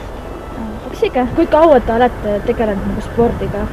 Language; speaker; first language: Estonian; non-native, local second language; Russian